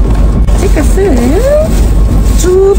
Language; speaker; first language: Chinese; non-native, learner; Japanese